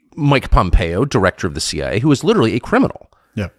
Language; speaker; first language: English; native; English